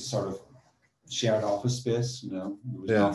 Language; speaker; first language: English; native; English